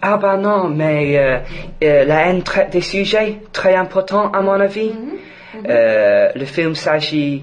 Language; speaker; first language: French; non-native, fluent; English